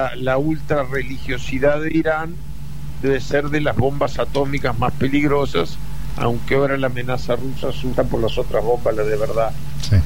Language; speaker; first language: Spanish; early bilingual, heritage; Spanish